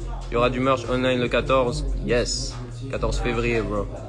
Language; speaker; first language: French; native; French